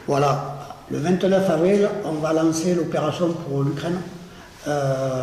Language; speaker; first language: French; native; French